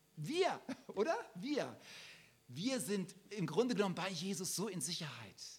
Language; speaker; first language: German; native; German